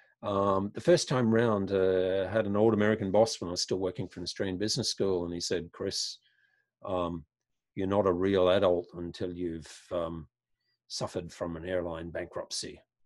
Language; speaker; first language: English; native; English